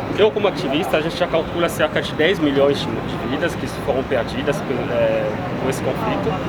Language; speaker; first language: Portuguese; non-native, fluent; Lingala